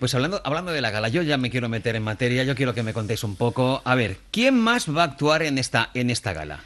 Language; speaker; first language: Spanish; native; Spanish